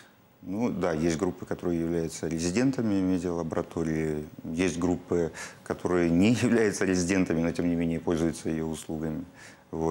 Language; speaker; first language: Russian; native; Russian